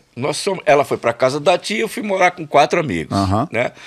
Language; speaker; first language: Portuguese; native; Portuguese